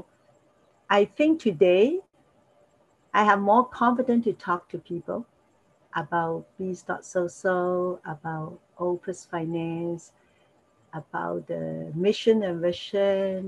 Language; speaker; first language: English; non-native, local second language; Cantonese